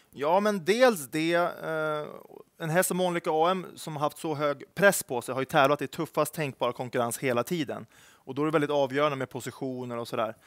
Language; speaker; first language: Swedish; native; Swedish